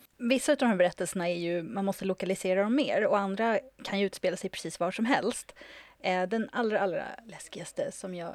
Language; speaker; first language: Swedish; native; Swedish